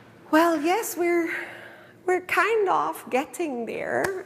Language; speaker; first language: English; non-native, fluent; German